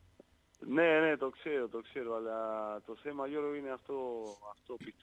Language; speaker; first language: Greek; non-native, learner; Spanish